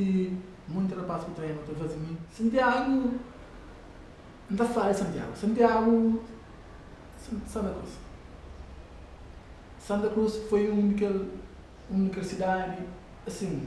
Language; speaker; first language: Portuguese; non-native, learner; Kabuverdianu